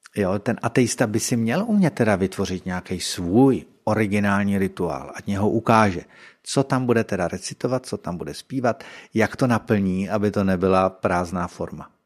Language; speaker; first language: Czech; native; Czech